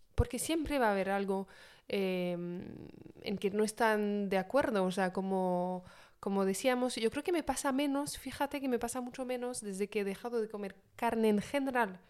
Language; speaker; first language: Spanish; non-native, fluent; French